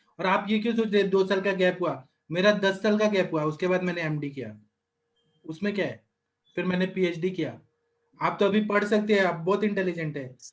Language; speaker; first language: Hindi; native; Hindi